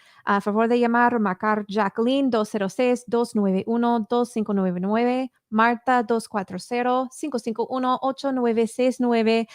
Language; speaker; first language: Spanish; early bilingual, heritage; English